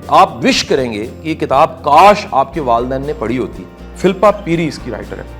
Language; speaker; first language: Urdu; non-native, local second language; Punjabi